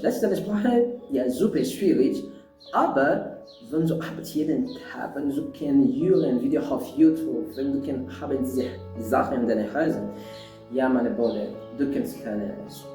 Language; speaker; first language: German; non-native, learner; French